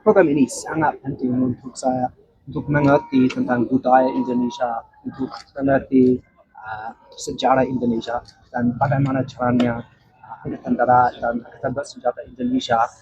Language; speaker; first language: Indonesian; non-native, fluent; English